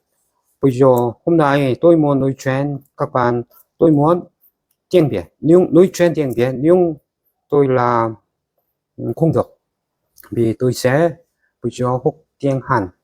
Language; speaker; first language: Vietnamese; non-native, learner; Korean